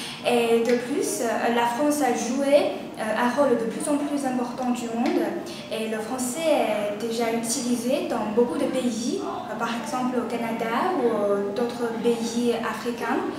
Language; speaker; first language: French; non-native, learner; Chinese